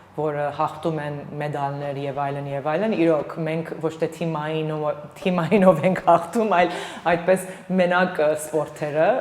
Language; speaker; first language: Armenian; early bilingual, heritage; Armenian